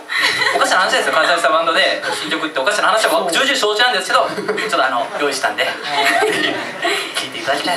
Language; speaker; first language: Japanese; native; Japanese